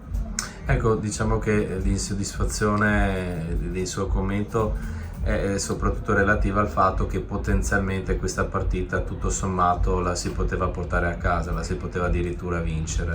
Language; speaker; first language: Italian; native; Italian